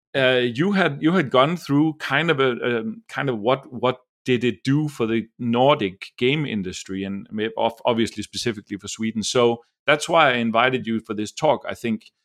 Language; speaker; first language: English; non-native, fluent; Danish